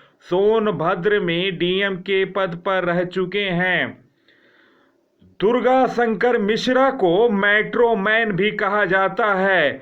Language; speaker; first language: Hindi; native; Hindi